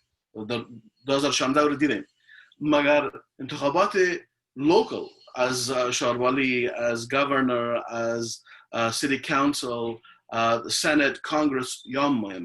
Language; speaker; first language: Persian; early bilingual, heritage; Persian